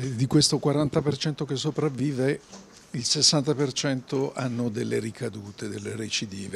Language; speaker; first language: Italian; native; Italian